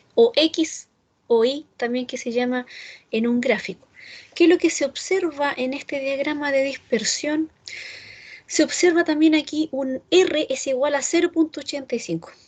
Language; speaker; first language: Spanish; native; Spanish